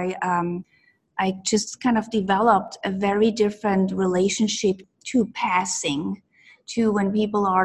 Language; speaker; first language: English; non-native, fluent; Swiss German